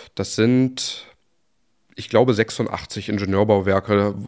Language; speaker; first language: German; native; German